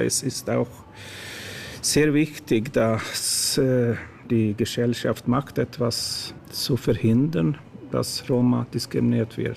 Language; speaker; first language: German; non-native, learner; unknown